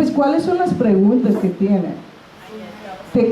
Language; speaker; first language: Spanish; non-native, fluent; English